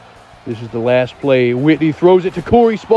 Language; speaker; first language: English; native; English